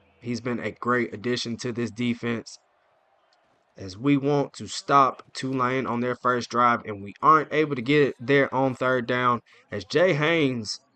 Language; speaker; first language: English; native; English